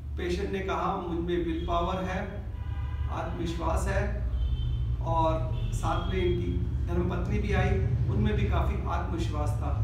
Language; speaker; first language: Hindi; native; Hindi